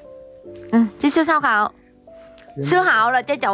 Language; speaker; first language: Chinese; non-native, fluent; Vietnamese